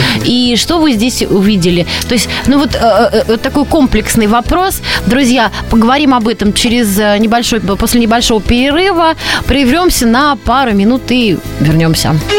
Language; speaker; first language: Russian; native; Russian